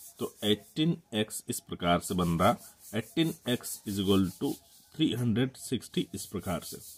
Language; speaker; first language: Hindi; non-native, local second language; Marathi